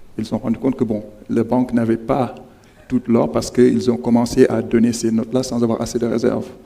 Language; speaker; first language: French; non-native, local second language; Wolof